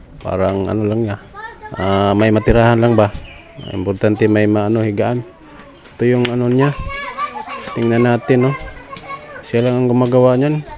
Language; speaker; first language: Filipino; non-native, local second language; Cebuano